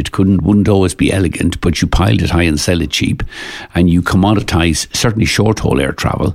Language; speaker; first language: English; native; English